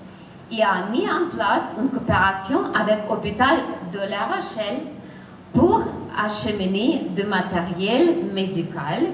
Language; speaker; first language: French; non-native, fluent; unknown